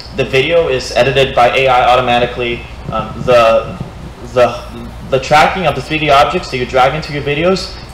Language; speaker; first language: English; non-native, fluent; Portuguese